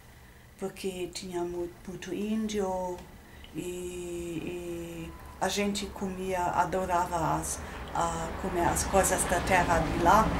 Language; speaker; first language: Portuguese; non-native, fluent; German